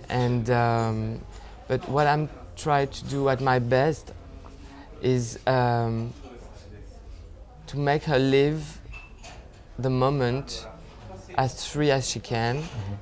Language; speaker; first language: English; non-native, fluent; French